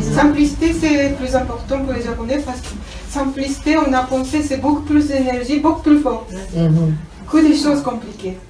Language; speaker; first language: French; non-native, learner; Japanese